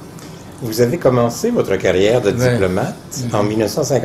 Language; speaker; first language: French; native; French